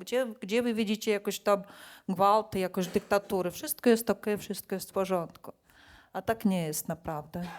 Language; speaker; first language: Polish; non-native, fluent; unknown